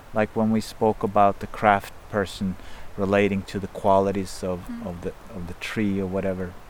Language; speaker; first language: English; non-native, fluent; Norwegian